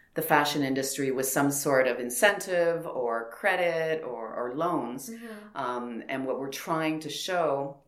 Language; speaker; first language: English; native; English